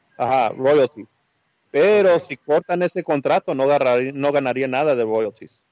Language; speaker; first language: Spanish; early bilingual, heritage; Spanish